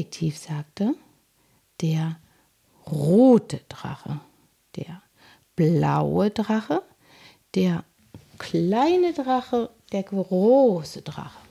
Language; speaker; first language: German; native; German